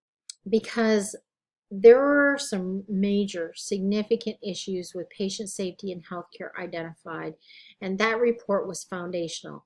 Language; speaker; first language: English; native; English